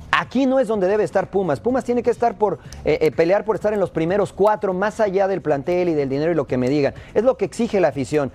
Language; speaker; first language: Spanish; native; Spanish